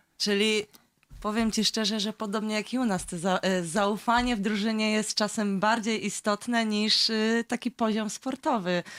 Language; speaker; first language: Polish; native; Polish